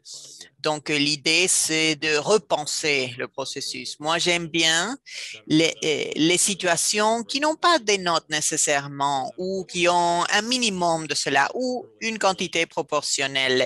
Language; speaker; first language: French; non-native, fluent; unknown